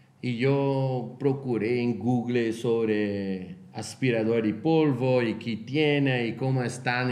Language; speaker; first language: Spanish; non-native, fluent; Portuguese